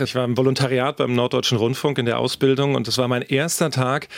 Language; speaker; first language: German; native; German